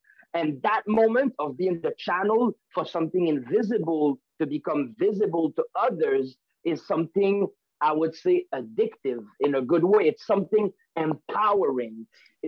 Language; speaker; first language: English; non-native, fluent; French